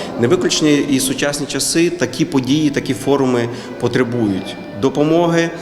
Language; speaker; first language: Ukrainian; native; Ukrainian